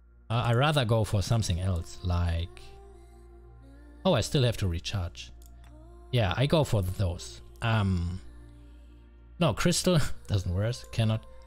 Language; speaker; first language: English; non-native, fluent; German